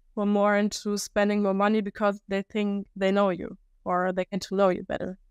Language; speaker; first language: English; non-native, fluent; German